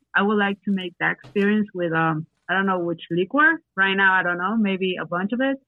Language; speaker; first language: English; non-native, learner; Spanish